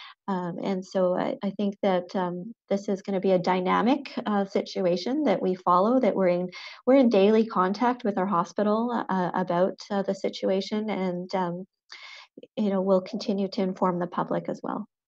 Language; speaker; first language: English; native; English